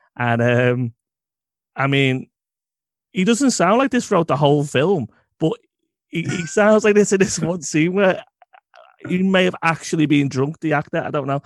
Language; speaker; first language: English; native; English